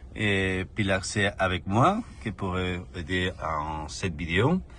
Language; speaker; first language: French; non-native, learner; Spanish